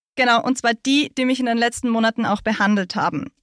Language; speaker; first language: German; native; German